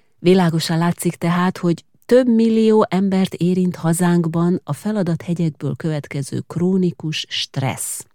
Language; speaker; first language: Hungarian; native; Hungarian